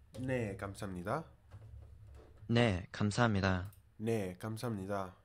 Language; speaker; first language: Korean; non-native, learner; English